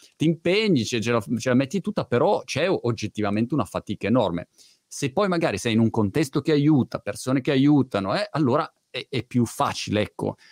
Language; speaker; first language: Italian; native; Italian